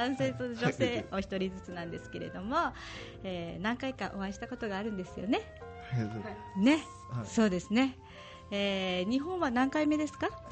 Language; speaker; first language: Japanese; native; Japanese